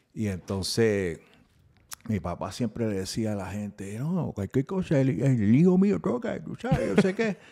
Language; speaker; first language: Spanish; early bilingual, heritage; Spanish